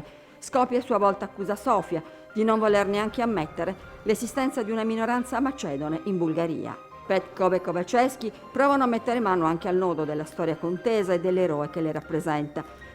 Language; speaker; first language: Italian; native; Italian